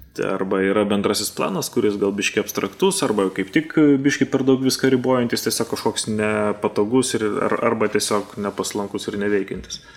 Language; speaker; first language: Lithuanian; native; Lithuanian